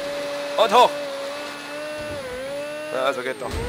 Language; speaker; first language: German; native; German